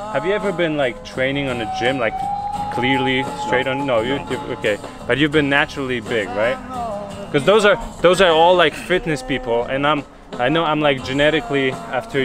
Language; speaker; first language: English; early bilingual, other home language; Polish